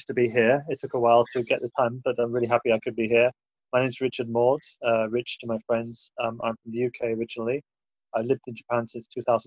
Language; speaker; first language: English; native; English